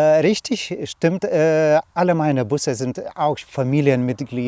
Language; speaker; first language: German; non-native, learner; Lithuanian